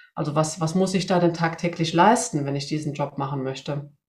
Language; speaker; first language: German; non-native, fluent; Swedish